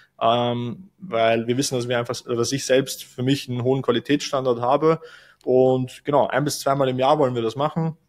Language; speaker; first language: German; native; German